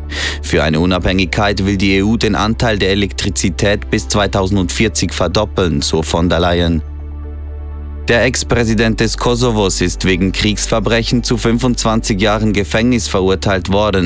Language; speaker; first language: German; native; German